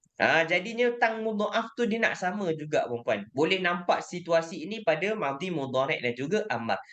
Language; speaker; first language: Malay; native; Malay